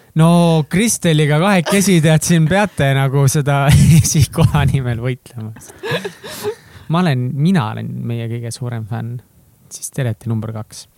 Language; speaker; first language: Estonian; native; Estonian